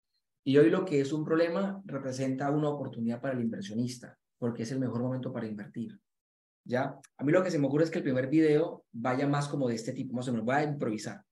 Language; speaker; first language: Spanish; native; Spanish